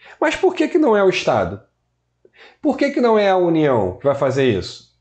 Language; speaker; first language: Portuguese; native; Portuguese